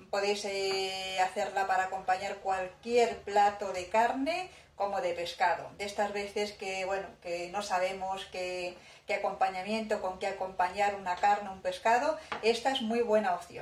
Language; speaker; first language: Spanish; native; Spanish